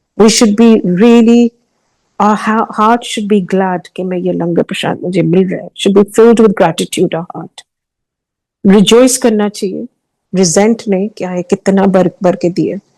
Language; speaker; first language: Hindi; early bilingual, heritage; Hindi